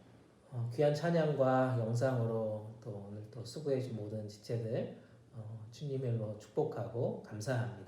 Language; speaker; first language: Korean; native; Korean